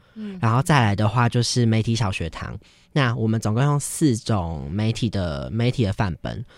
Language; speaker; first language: Chinese; native; Chinese